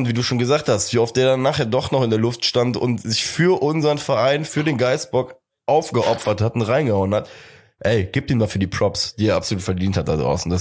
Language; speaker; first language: German; native; German